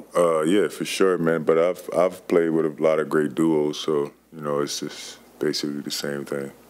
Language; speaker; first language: English; native; English